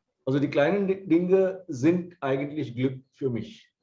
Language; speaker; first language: German; non-native, fluent; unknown